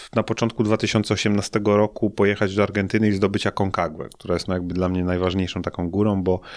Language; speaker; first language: Polish; native; Polish